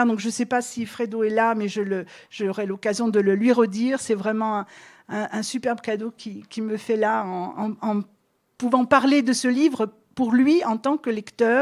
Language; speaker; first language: French; native; French